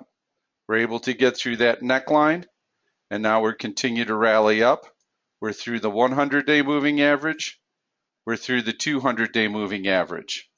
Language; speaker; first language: English; native; English